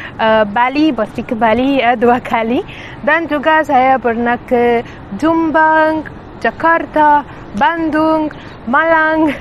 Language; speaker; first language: Indonesian; non-native, fluent; Arabic